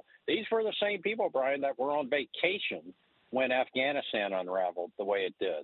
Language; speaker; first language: English; native; English